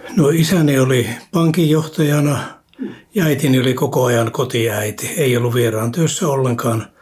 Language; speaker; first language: Finnish; native; Finnish